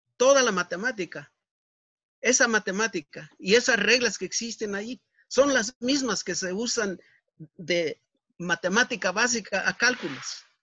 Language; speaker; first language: Spanish; native; Spanish